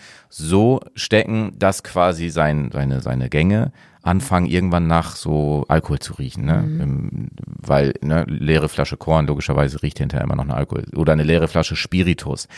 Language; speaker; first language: German; native; German